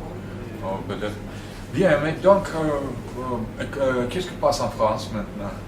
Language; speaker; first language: French; non-native, fluent; Russian